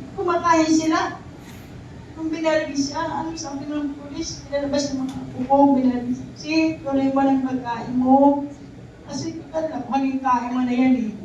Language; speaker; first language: Filipino; native; Filipino